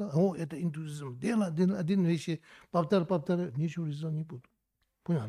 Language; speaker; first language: Russian; non-native, learner; Tibetan